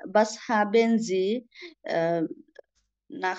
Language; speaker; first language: German; non-native, learner; Bangla